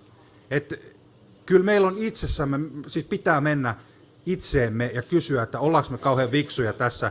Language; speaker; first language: Finnish; native; Finnish